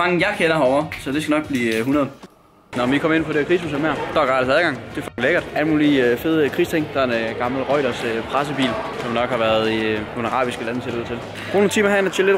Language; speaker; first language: Danish; native; Danish